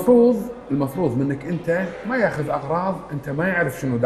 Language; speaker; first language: Arabic; native; Arabic